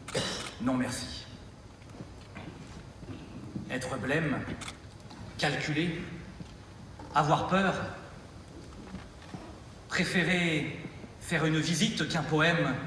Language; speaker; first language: French; native; French